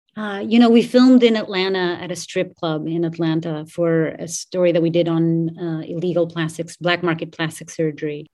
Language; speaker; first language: English; non-native, fluent; Portuguese